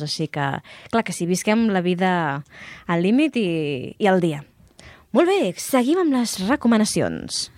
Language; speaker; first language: Catalan; native; Catalan